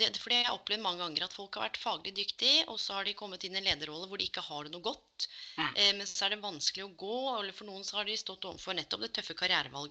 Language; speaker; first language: Norwegian; native; Norwegian